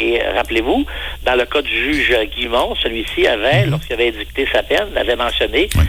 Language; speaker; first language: French; native; French